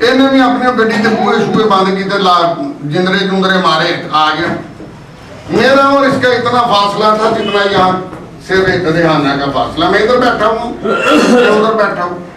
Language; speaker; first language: Urdu; non-native, local second language; Punjabi